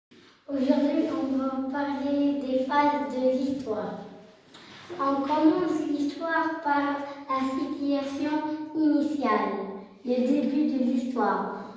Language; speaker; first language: French; non-native, learner; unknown